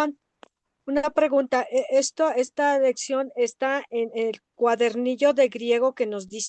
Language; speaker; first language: Spanish; native; Spanish